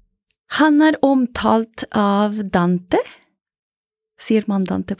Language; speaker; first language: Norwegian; non-native, fluent; Italian